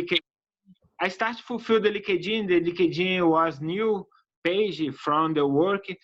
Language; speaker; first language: English; non-native, learner; Portuguese